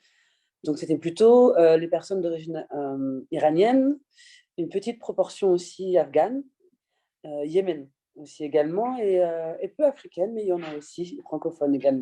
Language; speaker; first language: French; early bilingual, other home language; Persian